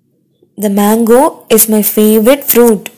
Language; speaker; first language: English; non-native, local second language; Tamil